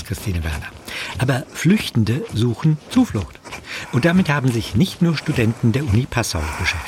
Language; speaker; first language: German; native; German